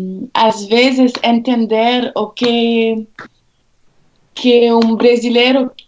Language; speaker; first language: Portuguese; non-native, fluent; French